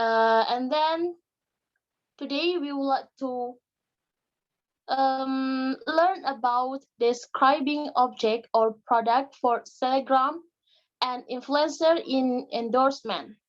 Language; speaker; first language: English; non-native, learner; Indonesian